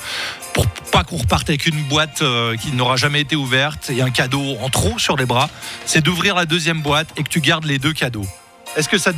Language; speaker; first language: French; native; French